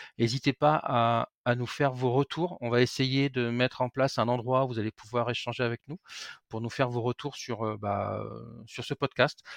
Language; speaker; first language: French; native; French